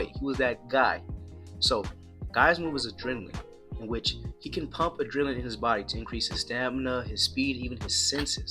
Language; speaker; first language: English; native; English